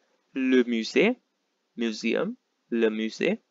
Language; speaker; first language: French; non-native, fluent; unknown